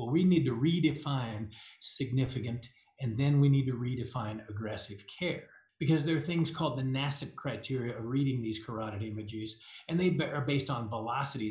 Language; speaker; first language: English; native; English